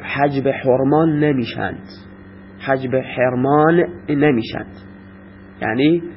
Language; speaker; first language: Persian; non-native, local second language; Baluchi